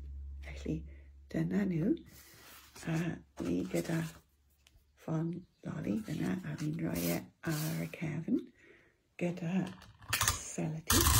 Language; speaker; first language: Welsh; non-native, local second language; English